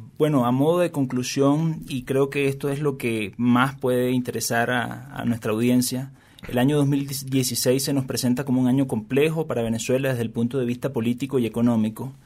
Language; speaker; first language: Spanish; native; Spanish